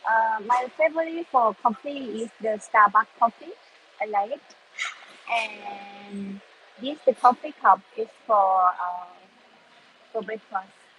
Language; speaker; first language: English; non-native, learner; Thai